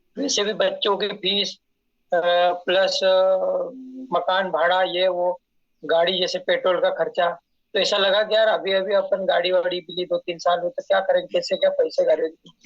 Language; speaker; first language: Hindi; native; Hindi